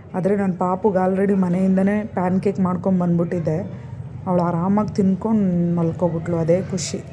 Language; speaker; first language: Kannada; non-native, local second language; Lambadi